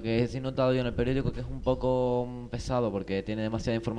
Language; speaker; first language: Spanish; native; Spanish